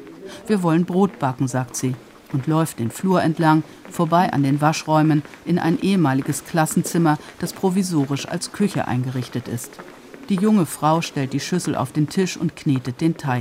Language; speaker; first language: German; native; German